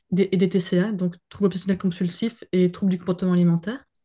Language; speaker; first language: French; native; French